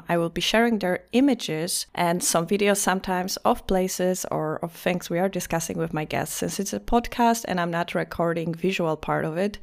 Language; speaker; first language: English; non-native, fluent; Polish